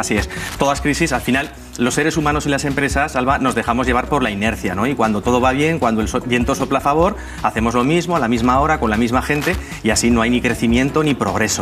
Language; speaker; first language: Spanish; native; Spanish